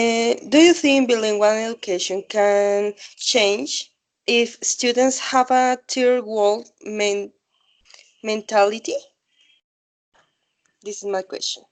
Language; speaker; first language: English; non-native, learner; Spanish